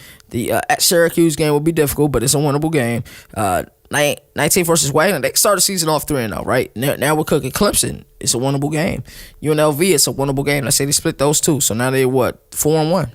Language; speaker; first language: English; native; English